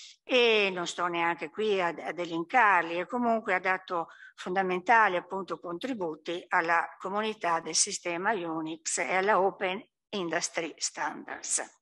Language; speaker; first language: Italian; native; Italian